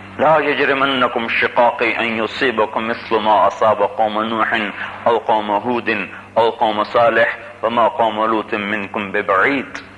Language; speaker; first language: Urdu; non-native, local second language; Punjabi